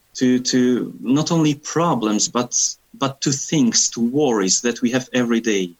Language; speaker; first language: English; non-native, fluent; Polish